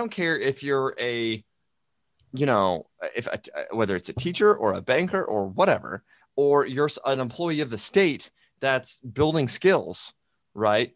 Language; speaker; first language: English; native; English